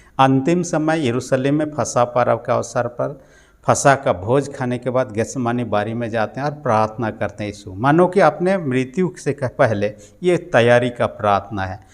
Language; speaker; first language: Hindi; non-native, local second language; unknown